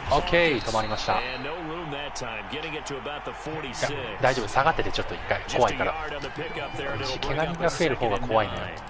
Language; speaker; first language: Japanese; native; Japanese